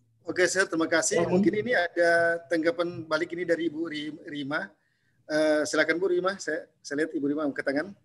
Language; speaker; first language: Indonesian; native; Indonesian